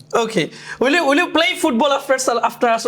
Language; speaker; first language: English; non-native, fluent; Bangla